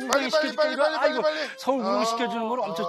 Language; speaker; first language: Korean; native; Korean